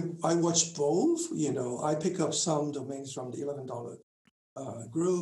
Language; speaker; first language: English; non-native, local second language; Cantonese